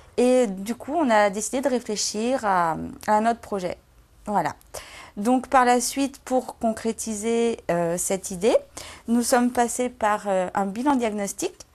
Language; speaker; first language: French; native; French